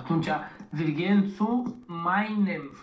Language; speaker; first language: German; non-native, learner; Romanian